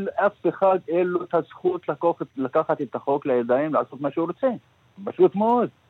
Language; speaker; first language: Hebrew; non-native, local second language; Arabic